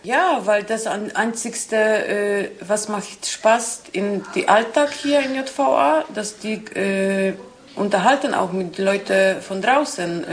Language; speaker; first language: German; non-native, learner; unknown